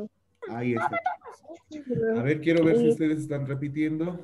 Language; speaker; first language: Spanish; native; Spanish